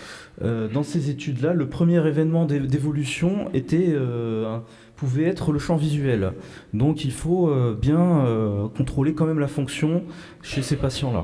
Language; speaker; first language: French; native; French